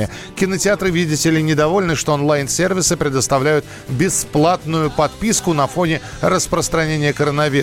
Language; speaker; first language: Russian; native; Russian